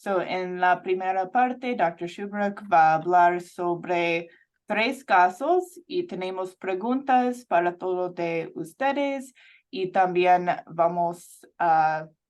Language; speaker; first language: Spanish; non-native, fluent; English